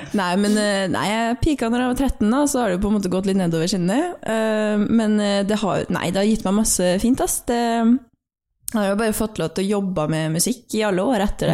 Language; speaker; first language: Norwegian; native; Norwegian